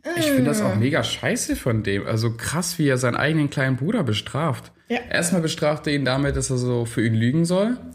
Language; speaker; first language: German; early bilingual, other home language; Turkish